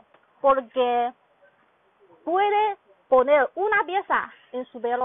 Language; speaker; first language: Spanish; non-native, learner; Chinese